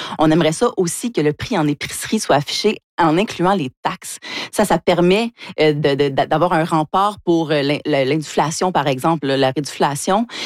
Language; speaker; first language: French; native; French